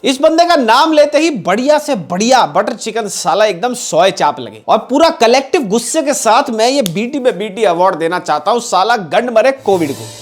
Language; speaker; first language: Hindi; native; Hindi